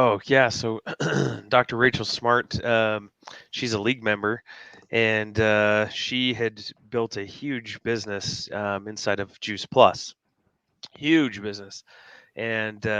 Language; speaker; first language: English; native; English